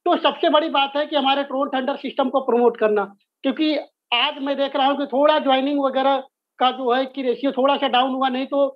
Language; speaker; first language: Hindi; native; Hindi